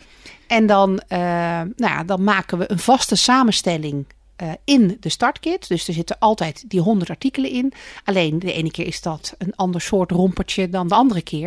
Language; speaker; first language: Dutch; native; Dutch